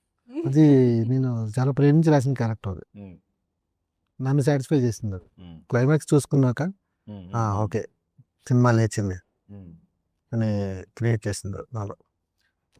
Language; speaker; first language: Telugu; native; Telugu